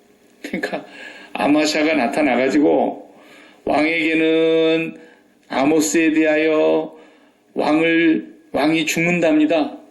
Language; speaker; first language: Korean; native; Korean